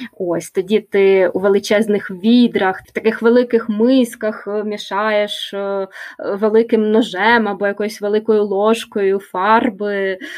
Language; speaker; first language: Ukrainian; native; Ukrainian